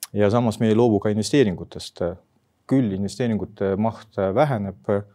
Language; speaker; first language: Estonian; non-native, local second language; Russian